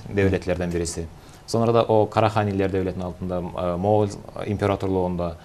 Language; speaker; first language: Turkish; non-native, fluent; Kyrgyz